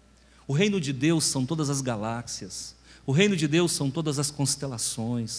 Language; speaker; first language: Portuguese; native; Portuguese